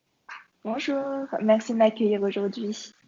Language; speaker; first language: French; native; French